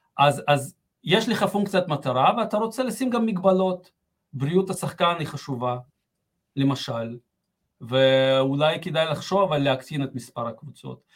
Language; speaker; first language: Hebrew; early bilingual, other home language; Russian